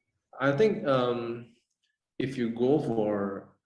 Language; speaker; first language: English; non-native, fluent; Indonesian